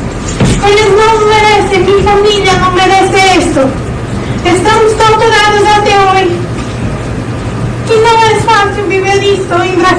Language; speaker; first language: Spanish; non-native, learner; Portuguese